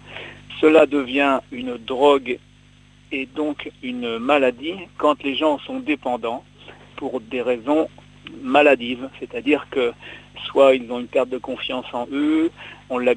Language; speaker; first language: French; native; French